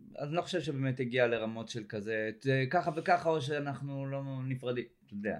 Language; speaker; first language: Hebrew; native; Hebrew